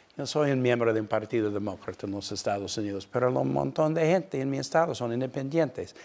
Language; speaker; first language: Spanish; non-native, fluent; English